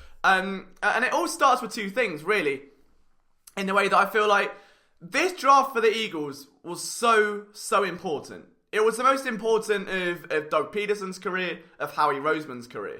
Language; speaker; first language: English; native; English